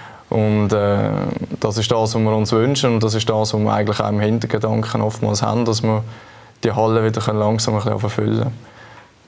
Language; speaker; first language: German; native; German